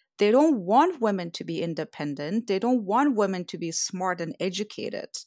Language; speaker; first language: English; non-native, fluent; Persian